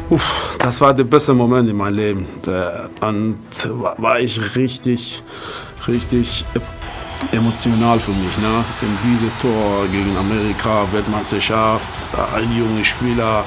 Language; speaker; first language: German; non-native, fluent; Persian